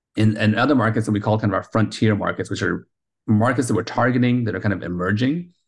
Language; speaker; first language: English; early bilingual, heritage; Spanish